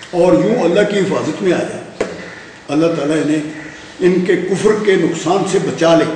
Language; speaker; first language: Urdu; non-native, local second language; Punjabi